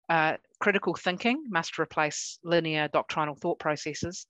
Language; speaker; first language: English; native; English